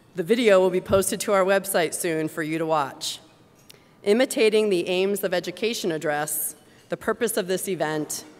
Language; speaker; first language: English; native; English